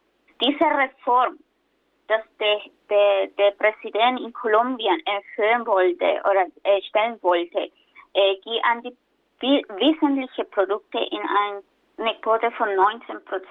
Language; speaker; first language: German; non-native, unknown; Spanish